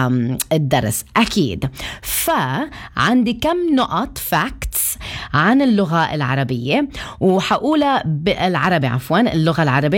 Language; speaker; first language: Arabic; early bilingual, heritage; Arabic